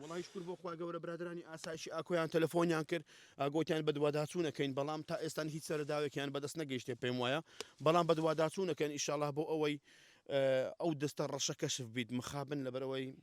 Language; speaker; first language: Central Kurdish; native; Central Kurdish